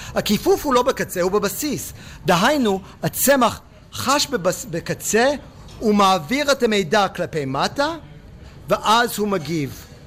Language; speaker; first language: Hebrew; non-native, fluent; English